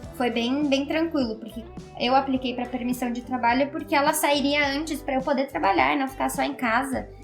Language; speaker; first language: Portuguese; native; Portuguese